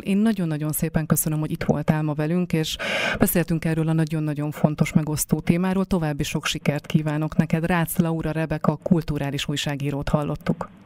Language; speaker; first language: Hungarian; native; Hungarian